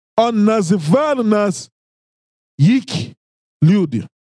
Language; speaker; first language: Russian; non-native, learner; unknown